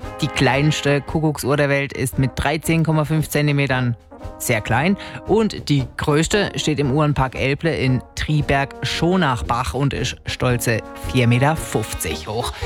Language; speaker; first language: German; native; German